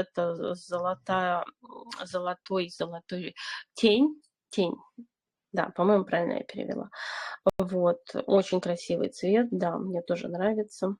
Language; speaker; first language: Russian; native; Russian